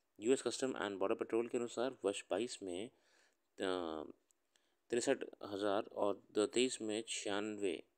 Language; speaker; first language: Hindi; native; Hindi